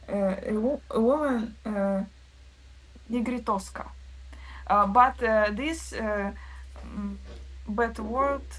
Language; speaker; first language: English; non-native, learner; Russian